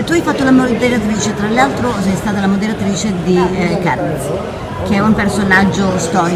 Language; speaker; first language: Italian; native; Italian